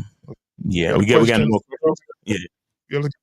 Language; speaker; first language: English; native; English